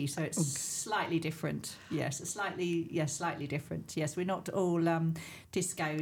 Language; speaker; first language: English; native; English